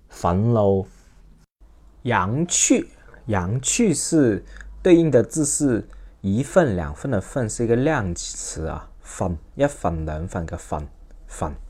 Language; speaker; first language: Chinese; non-native, local second language; Cantonese